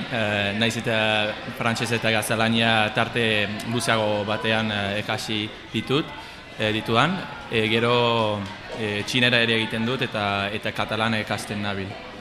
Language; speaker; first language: Basque; non-native, fluent; English